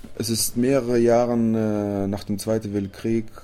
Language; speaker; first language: German; non-native, fluent; Romanian